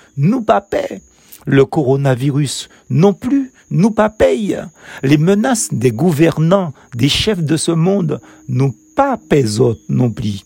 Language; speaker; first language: French; native; French